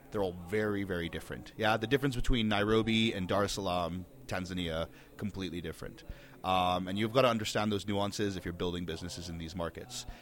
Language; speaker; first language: English; native; English